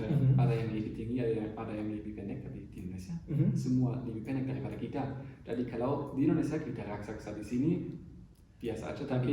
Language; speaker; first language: Indonesian; non-native, learner; German